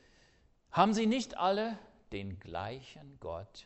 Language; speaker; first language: German; non-native, fluent; English